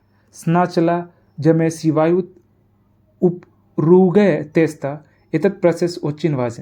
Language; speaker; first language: Russian; non-native, fluent; Hindi